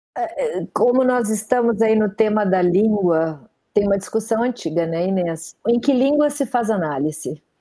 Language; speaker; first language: Portuguese; native; Portuguese